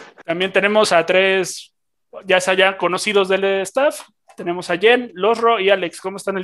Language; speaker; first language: Spanish; native; Spanish